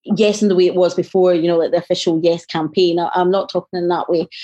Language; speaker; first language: English; native; English